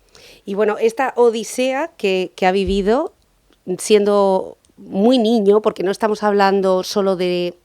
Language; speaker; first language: Spanish; native; Spanish